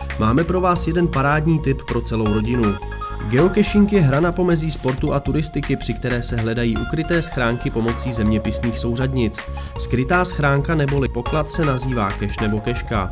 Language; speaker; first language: Czech; native; Czech